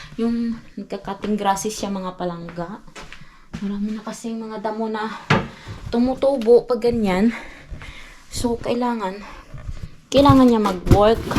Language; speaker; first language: Filipino; non-native, local second language; Cebuano